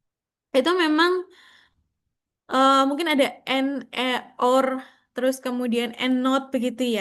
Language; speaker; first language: Indonesian; native; Indonesian